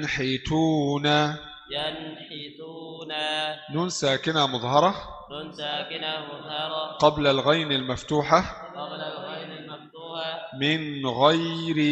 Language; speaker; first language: Arabic; non-native, fluent; Indonesian